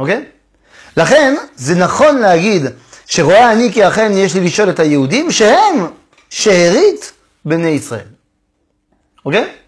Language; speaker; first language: Hebrew; non-native, fluent; French